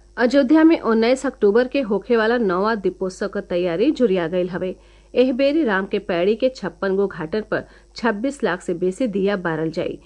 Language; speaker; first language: Bhojpuri; native; Bhojpuri